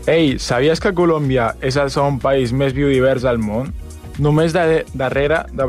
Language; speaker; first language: Catalan; non-native, learner; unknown